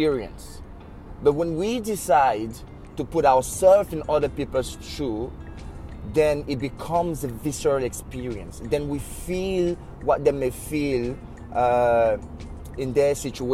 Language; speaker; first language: English; non-native, local second language; French